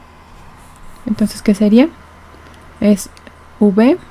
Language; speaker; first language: Spanish; native; Spanish